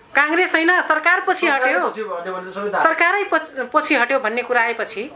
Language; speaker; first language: Nepali; non-native, local second language; Dangaura Tharu